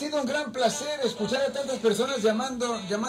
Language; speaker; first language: Spanish; native; Spanish